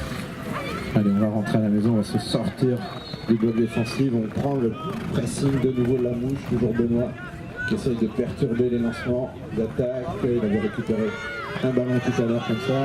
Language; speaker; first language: French; native; French